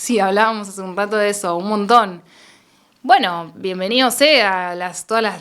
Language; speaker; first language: Spanish; native; Spanish